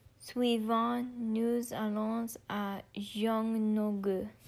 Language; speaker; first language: French; non-native, learner; English